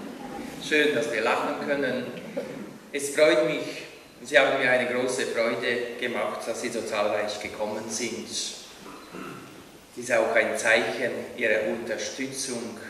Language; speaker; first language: German; non-native, fluent; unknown